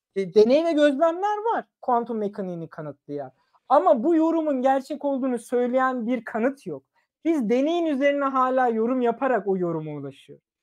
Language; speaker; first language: Turkish; early bilingual, other home language; German